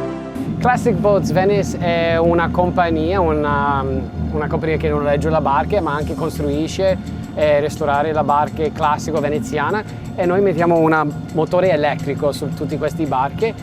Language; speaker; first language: Italian; non-native, learner; English